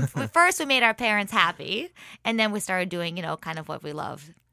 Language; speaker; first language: English; early bilingual, other home language; Hebrew